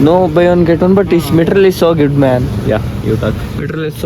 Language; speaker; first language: English; non-native, local second language; Kannada